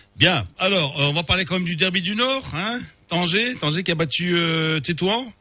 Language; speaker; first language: French; non-native, local second language; Arabic